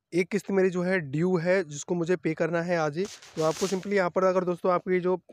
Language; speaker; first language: Hindi; native; Hindi